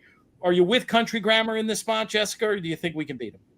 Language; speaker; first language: English; native; English